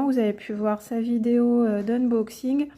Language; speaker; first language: French; native; French